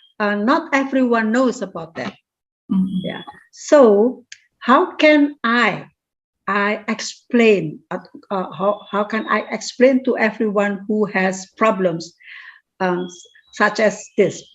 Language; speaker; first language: English; non-native, fluent; Indonesian